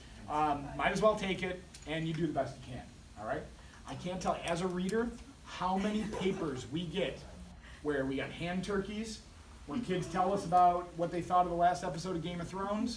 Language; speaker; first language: English; native; English